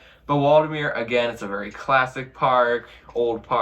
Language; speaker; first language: English; native; English